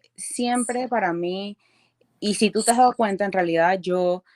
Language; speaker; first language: Spanish; early bilingual, other home language; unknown